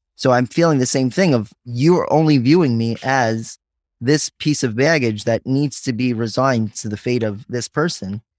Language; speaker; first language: English; native; English